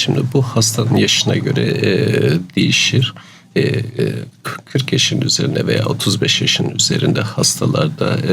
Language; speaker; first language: Turkish; native; Turkish